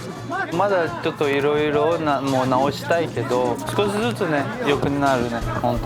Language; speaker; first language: Japanese; non-native, learner; Portuguese